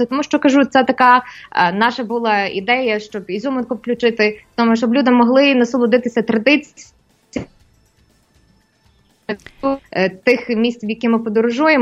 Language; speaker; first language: Ukrainian; native; Ukrainian